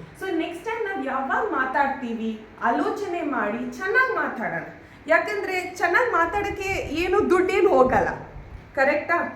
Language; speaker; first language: Kannada; non-native, learner; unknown